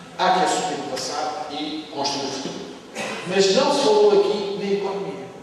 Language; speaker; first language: Portuguese; native; Portuguese